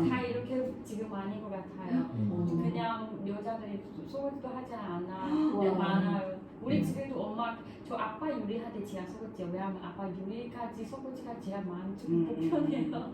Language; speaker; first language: Korean; non-native, learner; Chinese